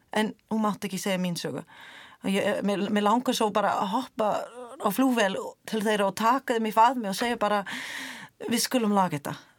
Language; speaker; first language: Icelandic; non-native, fluent; English